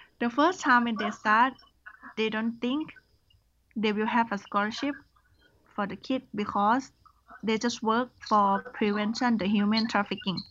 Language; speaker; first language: English; non-native, learner; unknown